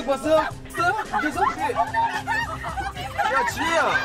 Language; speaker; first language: Korean; native; Korean